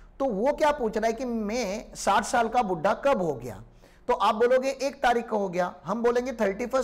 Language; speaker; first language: Hindi; non-native, local second language; Marathi